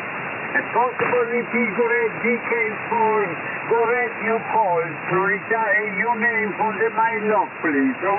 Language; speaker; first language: English; non-native, learner; Italian